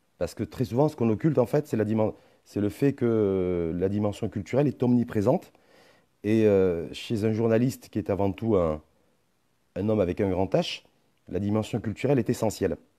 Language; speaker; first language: French; non-native, local second language; Arabic